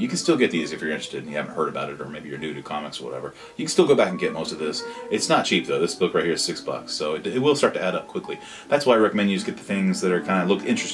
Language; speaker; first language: English; native; English